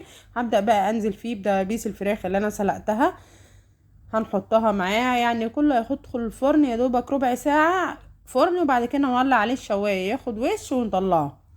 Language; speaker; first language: Arabic; native; Arabic